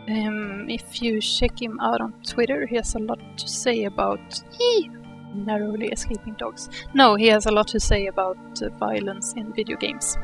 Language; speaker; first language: English; non-native, fluent; Swedish